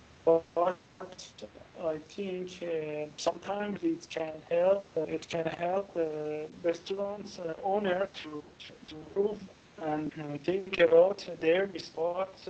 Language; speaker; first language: English; non-native, learner; Persian